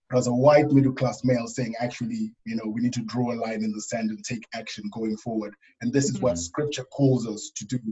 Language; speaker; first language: English; non-native, local second language; Shona